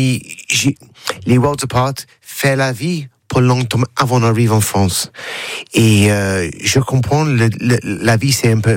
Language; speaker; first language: French; non-native, learner; English